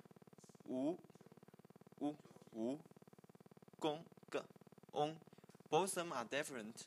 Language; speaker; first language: English; non-native, learner; Chinese